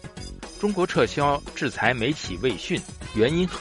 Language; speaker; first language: Chinese; native; Chinese